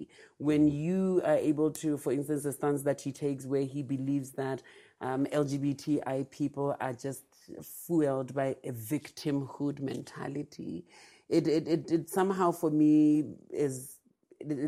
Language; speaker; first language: English; non-native, local second language; Tswana